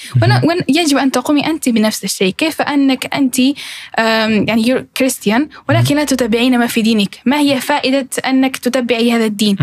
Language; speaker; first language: Arabic; early bilingual, heritage; Arabic